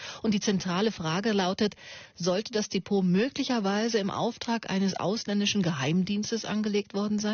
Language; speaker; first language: German; native; German